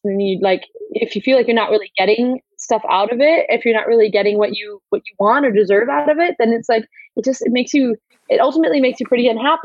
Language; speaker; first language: English; native; English